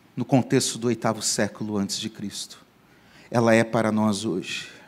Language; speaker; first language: Portuguese; native; Portuguese